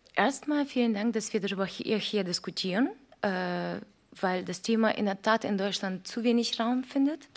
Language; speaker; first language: German; non-native, fluent; Ukrainian